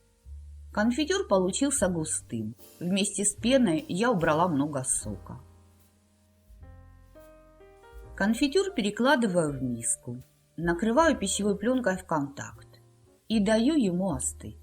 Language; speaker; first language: Russian; native; Russian